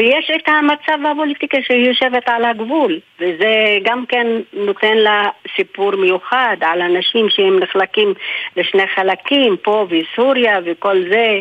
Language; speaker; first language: Hebrew; non-native, local second language; Arabic